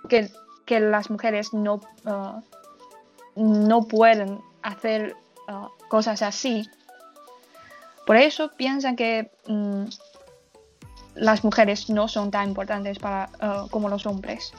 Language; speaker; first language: Spanish; non-native, learner; Chinese